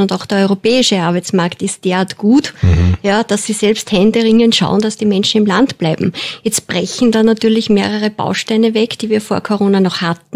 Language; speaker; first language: German; native; German